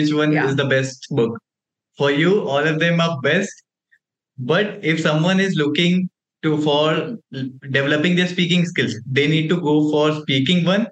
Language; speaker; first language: English; non-native, local second language; Hindi